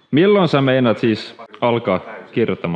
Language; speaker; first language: Finnish; non-native, fluent; Swedish